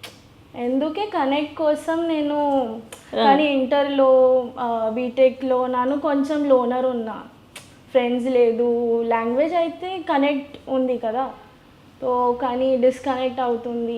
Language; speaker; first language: Telugu; non-native, local second language; Gujarati